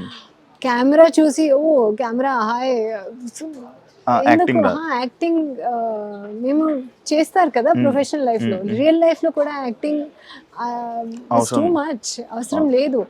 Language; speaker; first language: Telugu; non-native, local second language; Hindi